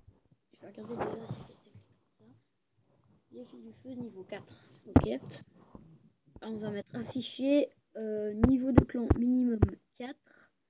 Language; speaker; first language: French; native; French